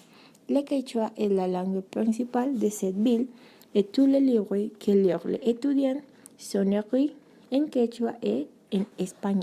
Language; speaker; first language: French; non-native, learner; Spanish